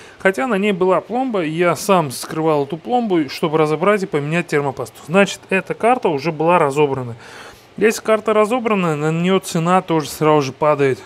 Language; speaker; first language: Russian; non-native, fluent; Georgian